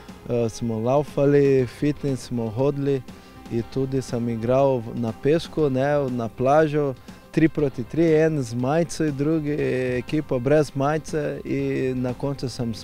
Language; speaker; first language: Slovenian; non-native, learner; Portuguese